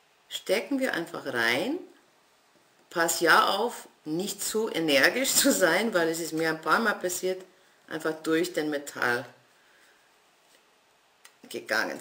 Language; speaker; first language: German; non-native, fluent; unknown